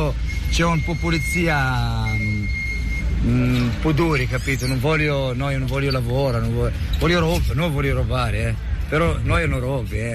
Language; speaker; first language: Italian; non-native, learner; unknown